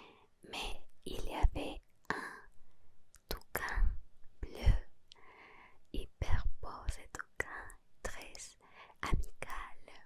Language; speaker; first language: French; non-native, learner; Spanish